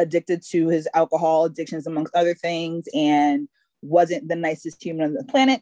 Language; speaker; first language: English; native; English